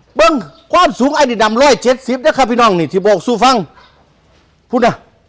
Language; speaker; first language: Thai; native; Thai